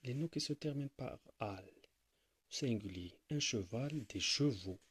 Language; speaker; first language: French; non-native, local second language; Arabic